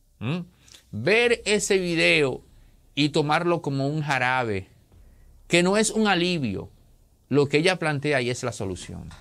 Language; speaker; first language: Spanish; native; Spanish